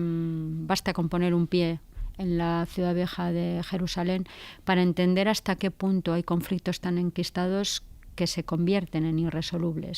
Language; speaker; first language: Spanish; native; Spanish